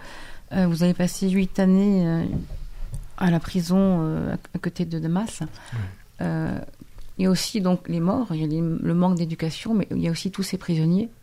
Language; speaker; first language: French; native; French